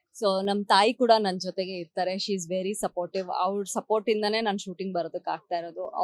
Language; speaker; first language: Kannada; non-native, local second language; Kodava